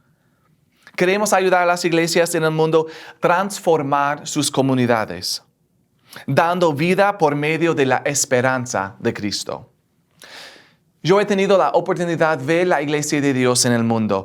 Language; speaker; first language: Spanish; non-native, fluent; English